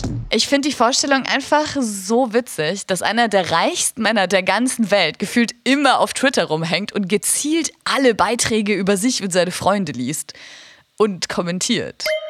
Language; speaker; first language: German; native; German